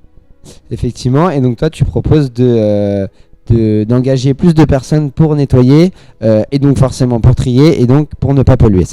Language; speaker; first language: French; native; French